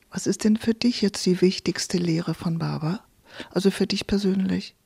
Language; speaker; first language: German; native; German